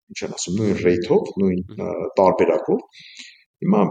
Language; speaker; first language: Armenian; native; Armenian